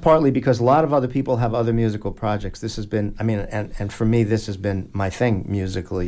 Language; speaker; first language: English; native; English